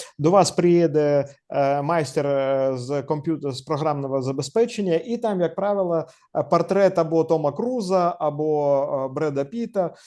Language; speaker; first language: Ukrainian; non-native, local second language; Russian